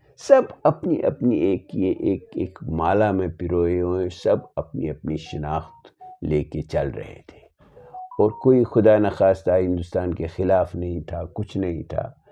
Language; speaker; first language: Urdu; non-native, local second language; Kashmiri